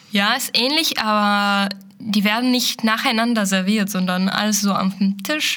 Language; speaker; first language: German; non-native, fluent; Arabic